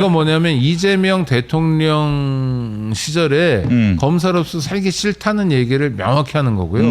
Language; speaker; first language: Korean; native; Korean